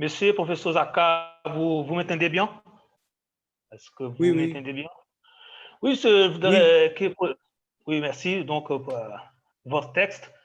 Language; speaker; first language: French; non-native, learner; Portuguese